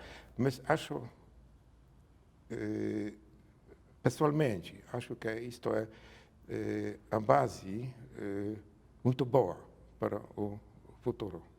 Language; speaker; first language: Portuguese; non-native, learner; Polish